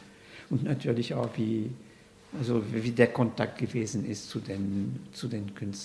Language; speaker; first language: German; non-native, fluent; French